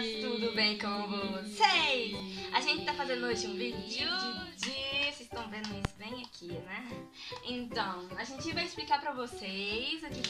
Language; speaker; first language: Portuguese; early bilingual, heritage; Portuguese